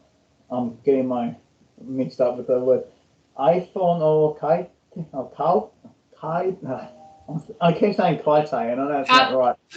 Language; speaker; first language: English; non-native, learner; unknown